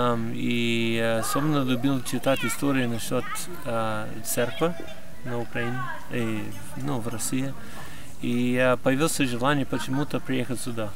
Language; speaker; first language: Russian; non-native, fluent; English